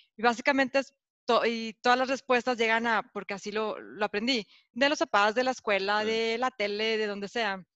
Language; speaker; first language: Spanish; native; Spanish